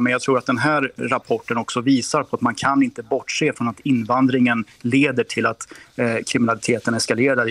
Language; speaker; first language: Swedish; native; Swedish